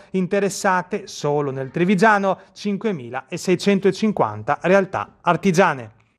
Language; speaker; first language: Italian; native; Italian